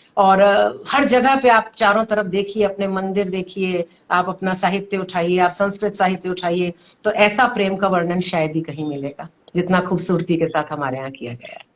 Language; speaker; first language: Hindi; native; Hindi